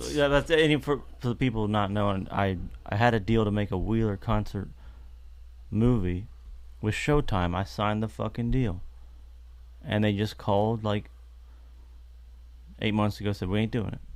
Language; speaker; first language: English; native; English